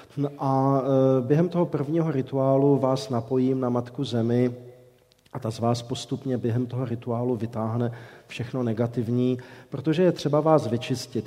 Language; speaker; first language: Czech; native; Czech